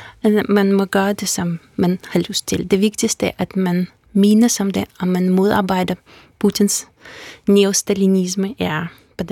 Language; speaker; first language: Danish; non-native, fluent; Russian